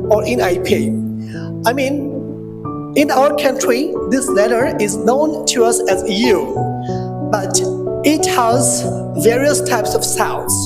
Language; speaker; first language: English; non-native, local second language; Bangla